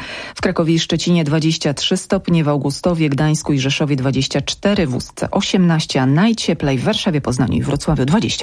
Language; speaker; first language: Polish; native; Polish